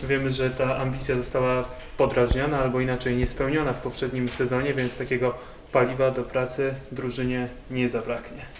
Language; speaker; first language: Polish; native; Polish